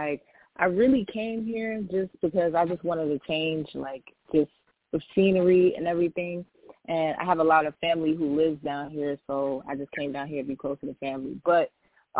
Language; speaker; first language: English; native; English